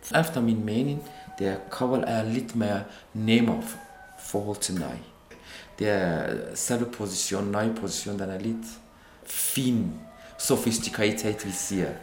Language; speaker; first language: Danish; non-native, fluent; Kurdish